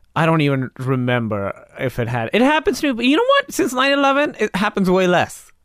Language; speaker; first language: English; non-native, local second language; Urdu